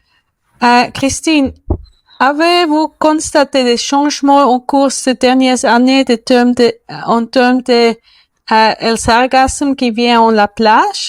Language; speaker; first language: French; non-native, learner; Spanish